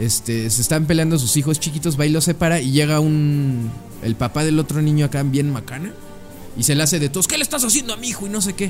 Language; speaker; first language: Spanish; native; Spanish